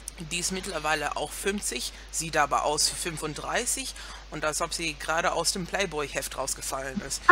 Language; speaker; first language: German; non-native, fluent; English